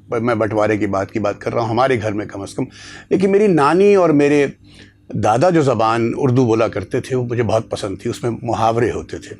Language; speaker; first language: Urdu; native; Urdu